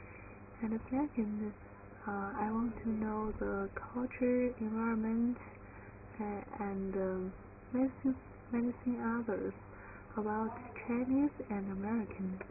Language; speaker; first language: English; non-native, learner; Chinese